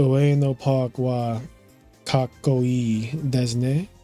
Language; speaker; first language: Japanese; non-native, learner; English